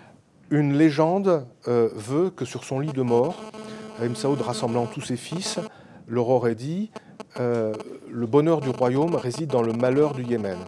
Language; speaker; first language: French; native; French